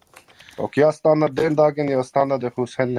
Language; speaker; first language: Swedish; non-native, local second language; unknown